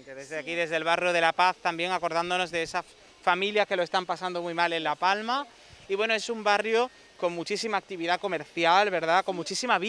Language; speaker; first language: Spanish; native; Spanish